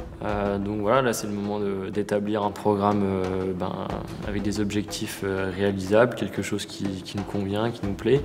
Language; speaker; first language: French; native; French